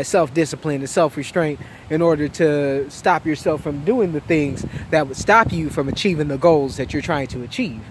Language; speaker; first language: English; native; English